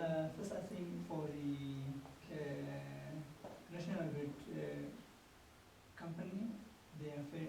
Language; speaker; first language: English; non-native, learner; Indonesian